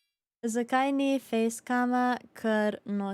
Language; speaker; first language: Slovenian; early bilingual, heritage; Slovenian